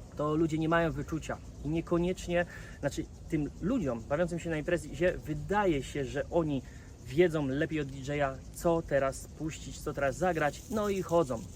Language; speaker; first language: Polish; native; Polish